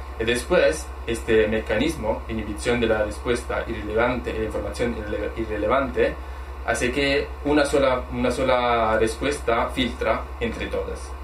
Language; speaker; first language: Spanish; non-native, fluent; Italian